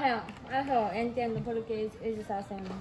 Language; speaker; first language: Spanish; non-native, learner; Japanese